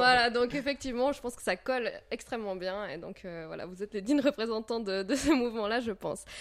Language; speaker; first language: French; native; French